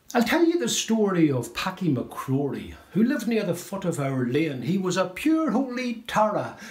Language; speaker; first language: English; native; English